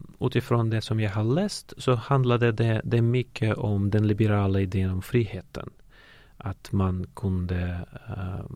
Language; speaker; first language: Swedish; non-native, fluent; Russian